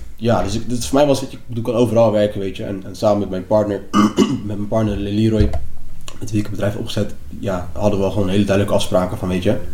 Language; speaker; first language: Dutch; native; Dutch